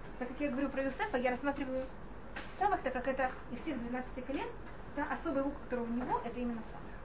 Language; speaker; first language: Russian; non-native, fluent; Hebrew